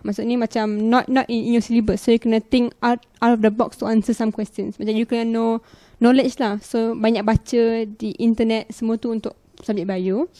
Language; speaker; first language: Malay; non-native, local second language; Punjabi